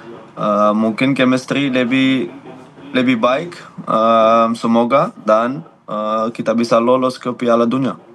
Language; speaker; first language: Indonesian; non-native, learner; Dutch